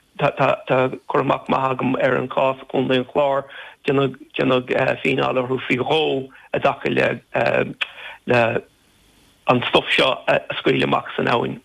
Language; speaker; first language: Irish; non-native, local second language; English